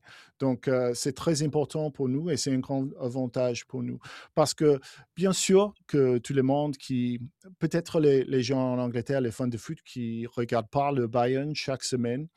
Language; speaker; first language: French; non-native, fluent; English